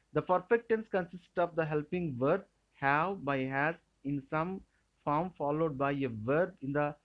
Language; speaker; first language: English; non-native, local second language; Telugu